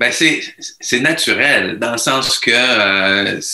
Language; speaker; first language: French; native; French